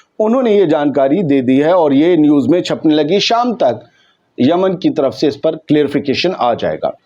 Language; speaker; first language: Urdu; native; Urdu